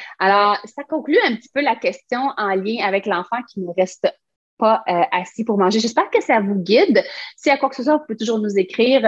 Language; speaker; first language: French; native; French